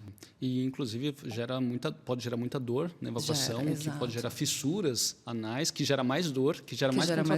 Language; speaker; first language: Portuguese; native; Portuguese